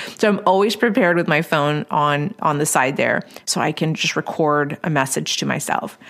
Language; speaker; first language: English; early bilingual, other home language; Spanish